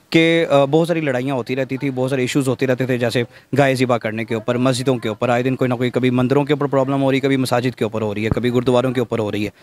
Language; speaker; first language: Urdu; native; Urdu